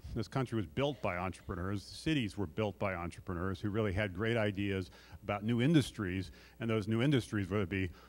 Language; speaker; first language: English; native; English